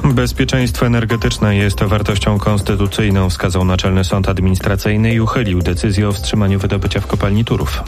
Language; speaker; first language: Polish; native; Polish